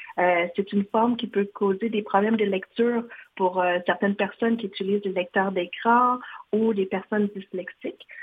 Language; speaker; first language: French; non-native, fluent; Vietnamese